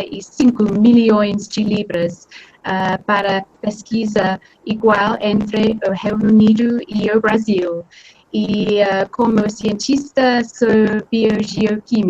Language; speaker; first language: Portuguese; non-native, fluent; English